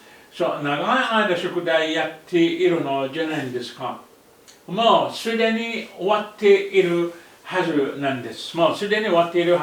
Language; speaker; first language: Japanese; non-native, fluent; Arabic